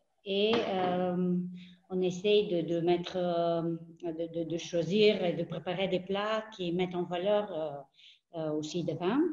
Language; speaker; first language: French; non-native, fluent; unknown